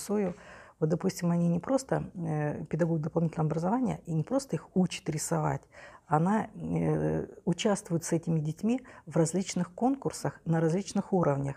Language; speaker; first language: Russian; native; Russian